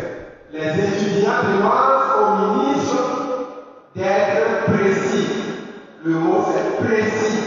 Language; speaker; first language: French; non-native, fluent; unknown